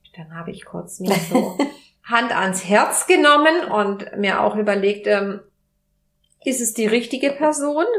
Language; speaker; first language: German; non-native, fluent; Spanish